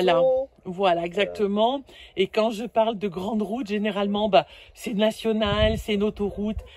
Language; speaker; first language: French; native; French